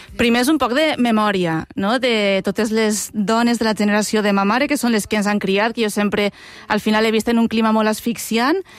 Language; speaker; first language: Catalan; native; Catalan